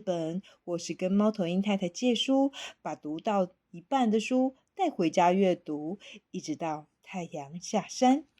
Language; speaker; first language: Chinese; native; Chinese